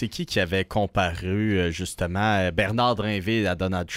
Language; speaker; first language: French; native; French